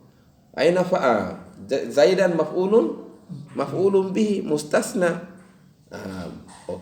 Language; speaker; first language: Arabic; non-native, fluent; Indonesian